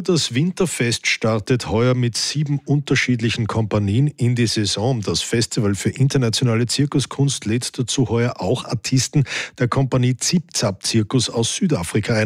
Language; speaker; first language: German; native; German